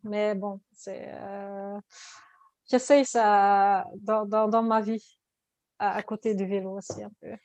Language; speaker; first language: French; non-native, learner; Dutch